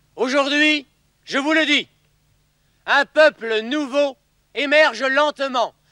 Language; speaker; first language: French; native; French